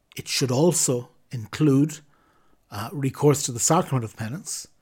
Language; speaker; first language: English; native; English